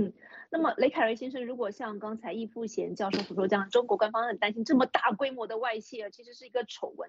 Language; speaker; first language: Chinese; native; Chinese